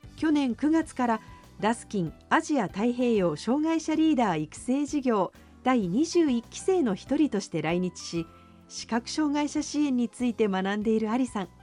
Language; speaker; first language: Japanese; native; Japanese